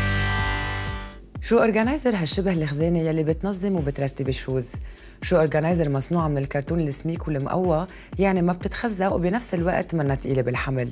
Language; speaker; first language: Arabic; native; Arabic